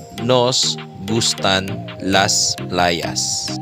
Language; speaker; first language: Spanish; non-native, fluent; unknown